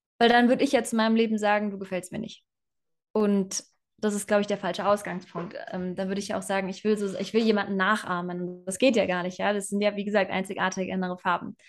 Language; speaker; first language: German; native; German